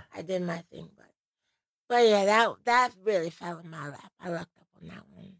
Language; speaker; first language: English; native; English